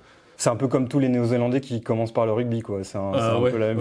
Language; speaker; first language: French; native; French